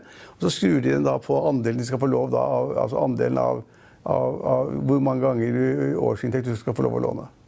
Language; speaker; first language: Norwegian; native; Norwegian